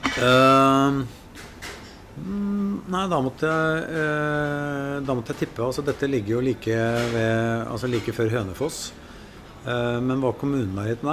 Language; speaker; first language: Norwegian; native; Norwegian